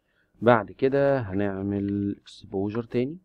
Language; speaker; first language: Arabic; native; Arabic